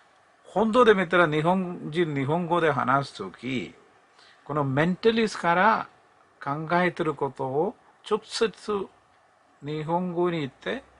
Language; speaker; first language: Japanese; non-native, learner; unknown